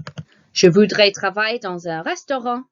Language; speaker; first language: French; non-native, fluent; English